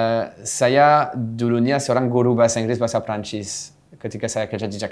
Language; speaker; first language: Indonesian; non-native, fluent; French